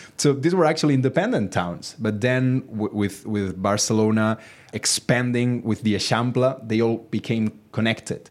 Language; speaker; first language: English; non-native, fluent; Catalan